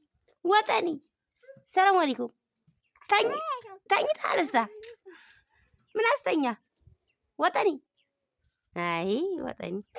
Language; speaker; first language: Arabic; early bilingual, other home language; Amharic